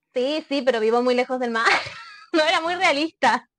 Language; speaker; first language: Spanish; native; Spanish